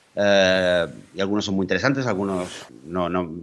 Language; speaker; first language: Spanish; native; Spanish